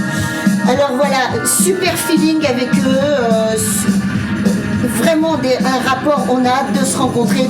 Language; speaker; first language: French; native; French